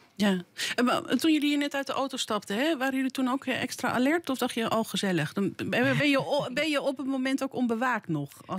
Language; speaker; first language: Dutch; native; Dutch